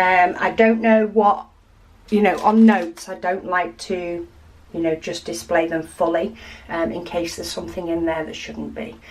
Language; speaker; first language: English; native; English